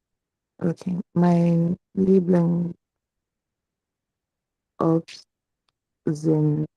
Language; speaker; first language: German; non-native, learner; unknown